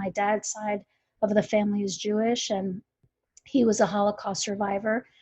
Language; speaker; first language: English; native; English